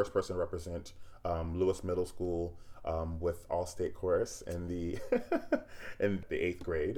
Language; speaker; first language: English; native; English